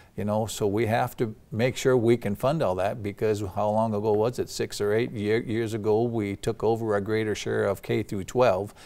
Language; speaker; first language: English; native; English